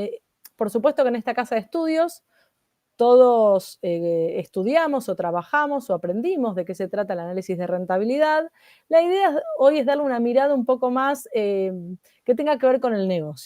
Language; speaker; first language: Spanish; native; Spanish